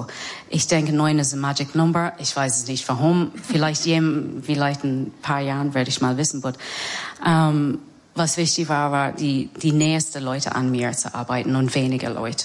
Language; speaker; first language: German; non-native, learner; English